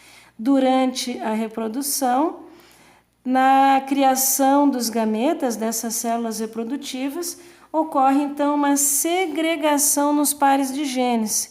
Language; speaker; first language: Portuguese; native; Portuguese